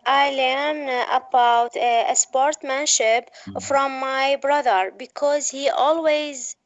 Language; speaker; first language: English; non-native, learner; Arabic